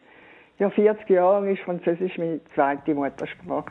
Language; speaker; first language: German; native; German